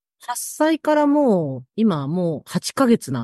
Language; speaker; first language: Japanese; native; Japanese